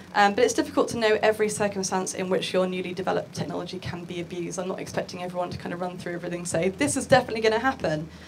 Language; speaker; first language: English; native; English